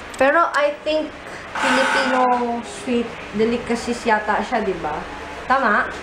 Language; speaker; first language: Filipino; early bilingual, heritage; Filipino